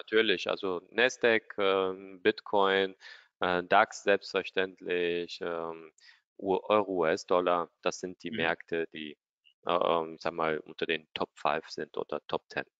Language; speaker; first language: German; native; German